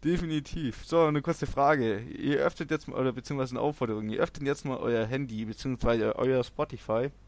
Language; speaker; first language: German; native; German